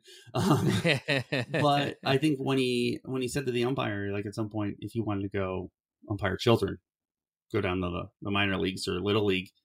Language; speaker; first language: English; native; English